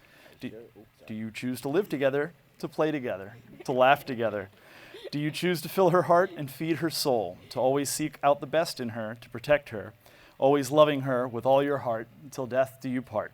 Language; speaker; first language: English; native; English